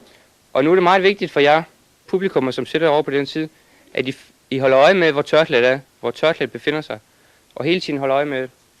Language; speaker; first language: Danish; native; Danish